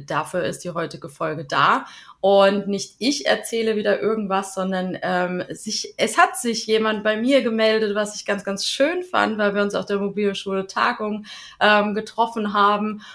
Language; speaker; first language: German; native; German